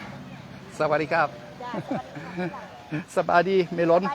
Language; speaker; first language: Thai; non-native, learner; French